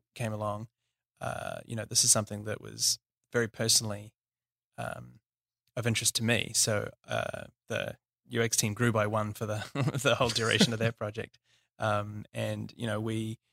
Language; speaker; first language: English; native; English